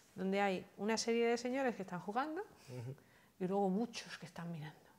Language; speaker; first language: Spanish; native; Spanish